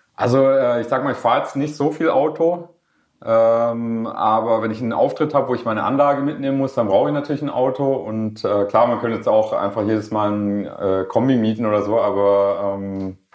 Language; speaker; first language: German; non-native, local second language; Swedish